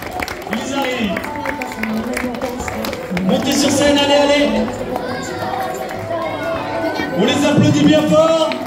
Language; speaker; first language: French; native; French